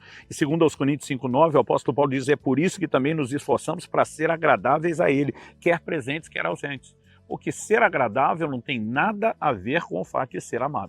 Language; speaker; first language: Portuguese; native; Portuguese